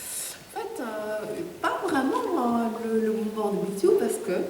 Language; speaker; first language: French; non-native, fluent; Korean